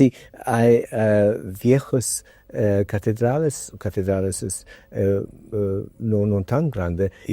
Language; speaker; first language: Spanish; non-native, learner; English